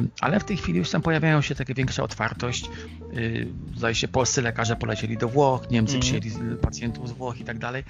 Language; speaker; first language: Polish; native; Polish